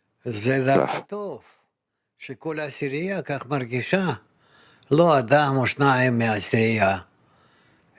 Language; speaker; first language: Hebrew; non-native, fluent; Russian